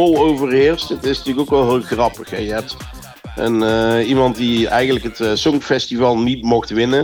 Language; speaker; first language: Dutch; native; Dutch